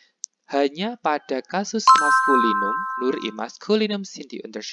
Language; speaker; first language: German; non-native, fluent; Indonesian